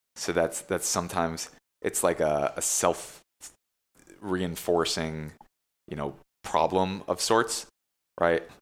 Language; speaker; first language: English; native; English